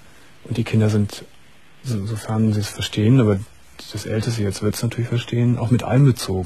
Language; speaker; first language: German; native; German